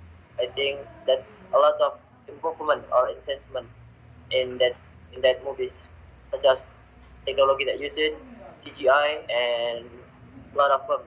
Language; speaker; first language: English; non-native, learner; Indonesian